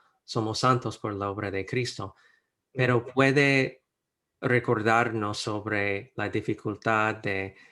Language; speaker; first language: Spanish; non-native, fluent; English